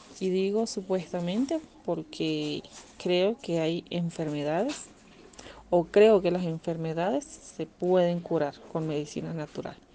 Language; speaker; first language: Spanish; native; Spanish